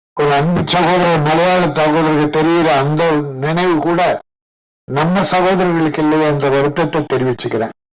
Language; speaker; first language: Tamil; native; Tamil